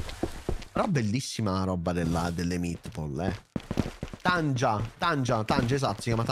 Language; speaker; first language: Italian; native; Italian